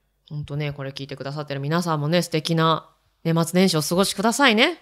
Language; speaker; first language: Japanese; native; Japanese